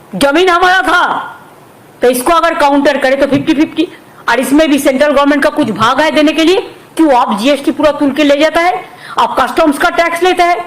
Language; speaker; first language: Hindi; non-native, local second language; Bangla